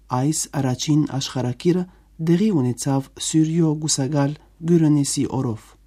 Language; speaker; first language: Armenian; native; Armenian